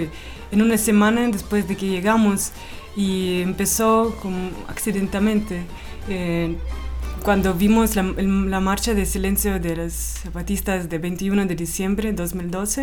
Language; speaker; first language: Spanish; non-native, fluent; Russian